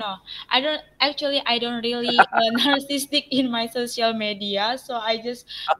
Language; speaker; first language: English; non-native, learner; Indonesian